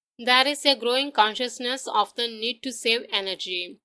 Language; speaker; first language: English; non-native, local second language; Tamil